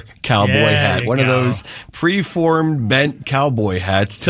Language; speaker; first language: English; native; English